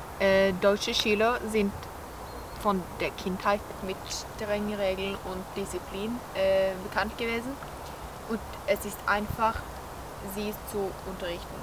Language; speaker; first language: German; non-native, learner; Norwegian